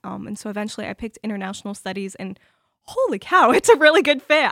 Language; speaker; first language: English; early bilingual, other home language; Ukrainian